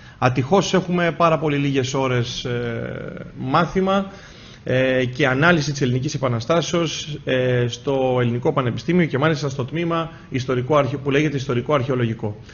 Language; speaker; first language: Greek; native; Greek